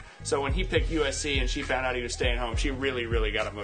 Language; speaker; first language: English; native; English